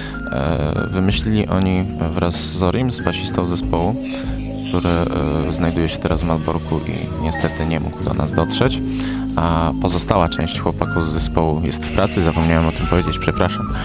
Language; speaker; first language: Polish; native; Polish